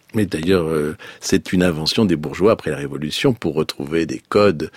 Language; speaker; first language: French; native; French